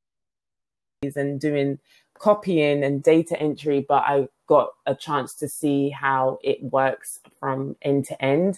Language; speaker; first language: English; native; English